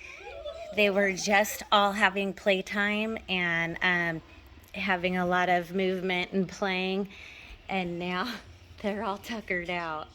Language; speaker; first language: English; native; English